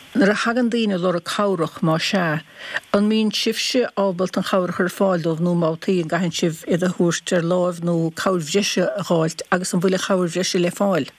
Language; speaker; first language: Irish; native; Irish